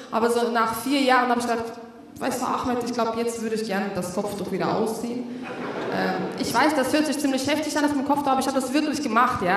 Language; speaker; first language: German; non-native, fluent; Russian